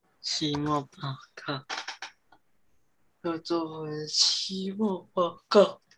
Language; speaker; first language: Chinese; early bilingual, heritage; Chinese